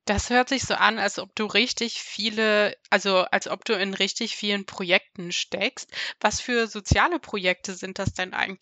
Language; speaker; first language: German; native; German